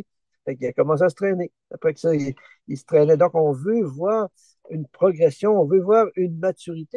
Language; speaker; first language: French; native; French